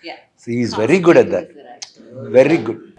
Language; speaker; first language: Tamil; native; Tamil